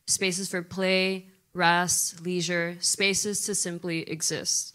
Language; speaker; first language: English; native; English